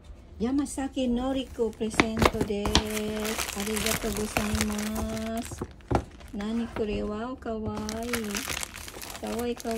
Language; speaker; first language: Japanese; non-native, learner; Filipino